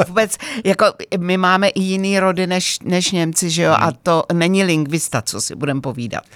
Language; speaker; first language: Czech; native; Czech